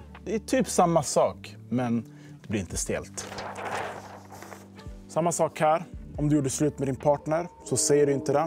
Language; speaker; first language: Swedish; native; Swedish